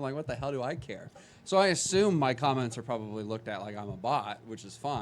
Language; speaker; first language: English; native; English